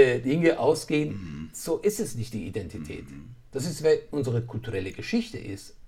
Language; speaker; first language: German; non-native, fluent; Persian